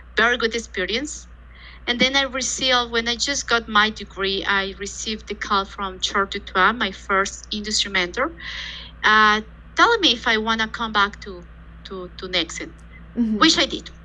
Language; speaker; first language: English; non-native, fluent; Spanish